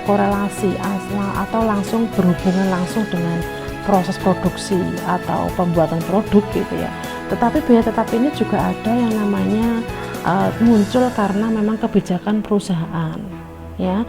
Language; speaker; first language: Indonesian; native; Indonesian